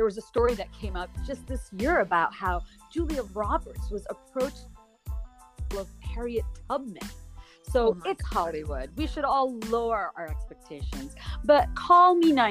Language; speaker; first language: English; non-native, local second language; Bangla